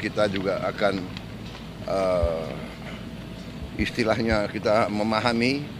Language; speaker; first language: Indonesian; native; Indonesian